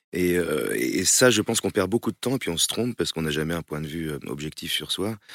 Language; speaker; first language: French; native; French